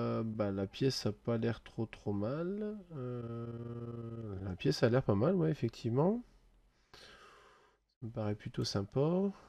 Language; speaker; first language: French; native; French